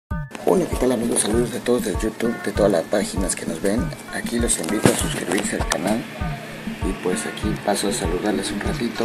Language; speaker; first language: Spanish; native; Spanish